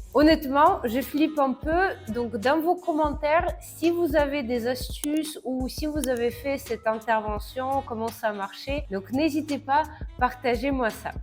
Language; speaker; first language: French; non-native, fluent; Russian